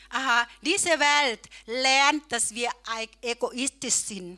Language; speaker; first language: German; non-native, learner; Thai